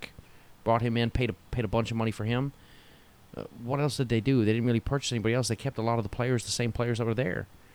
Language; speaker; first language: English; native; English